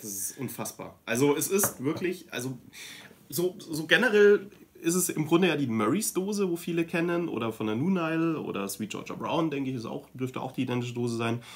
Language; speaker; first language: German; native; German